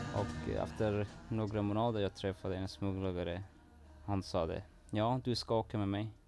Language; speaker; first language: Swedish; non-native, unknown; Persian